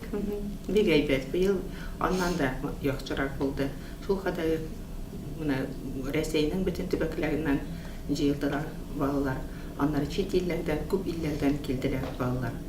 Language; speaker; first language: Tatar; early bilingual, heritage; Tatar